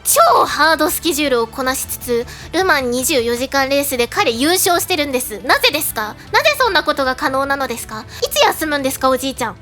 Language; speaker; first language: Japanese; native; Japanese